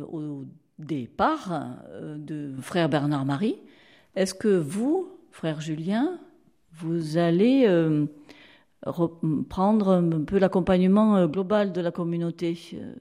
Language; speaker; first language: French; native; French